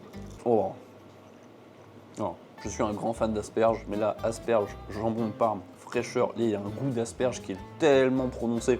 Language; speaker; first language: French; native; French